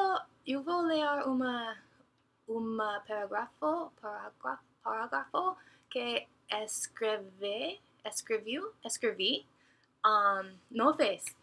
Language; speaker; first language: Portuguese; non-native, learner; English